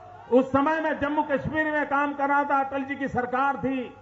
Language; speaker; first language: Hindi; non-native, local second language; Gujarati